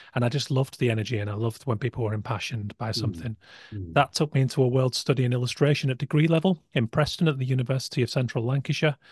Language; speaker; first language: English; native; English